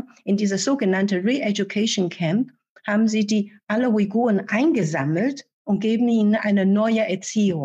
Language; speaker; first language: German; non-native, fluent; Chinese